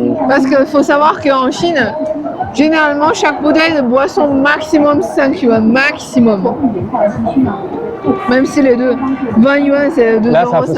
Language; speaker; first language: French; early bilingual, other home language; Chinese